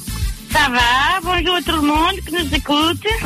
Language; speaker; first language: French; non-native, local second language; Portuguese